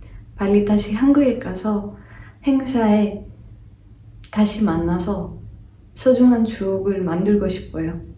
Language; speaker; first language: Korean; non-native, fluent; Greek